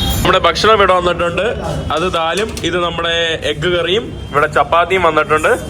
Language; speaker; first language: Malayalam; native; Malayalam